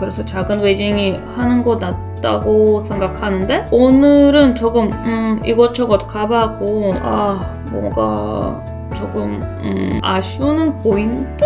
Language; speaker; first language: Korean; non-native, learner; Russian